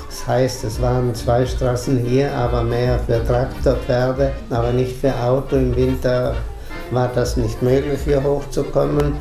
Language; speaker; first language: German; native; German